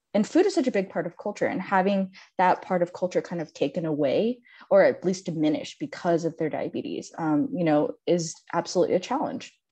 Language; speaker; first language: English; native; English